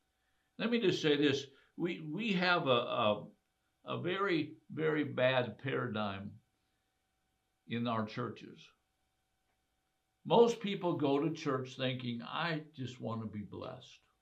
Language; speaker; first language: English; native; English